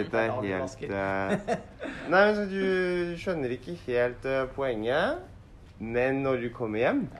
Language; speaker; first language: Norwegian; non-native, learner; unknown